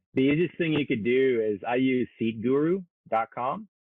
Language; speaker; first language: English; non-native, fluent; French